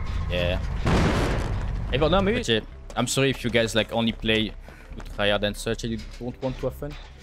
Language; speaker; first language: English; non-native, fluent; French